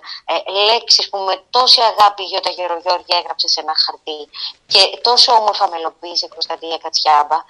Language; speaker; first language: Greek; native; Greek